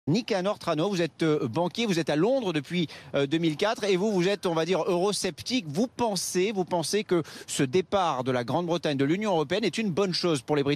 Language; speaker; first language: French; native; French